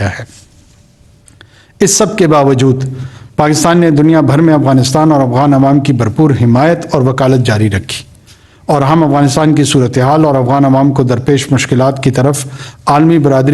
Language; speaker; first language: Urdu; non-native, local second language; Pashto